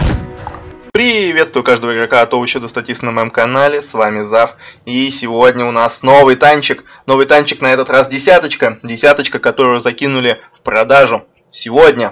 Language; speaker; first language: Russian; native; Russian